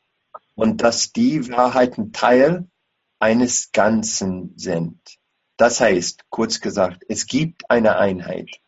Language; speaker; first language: German; non-native, fluent; English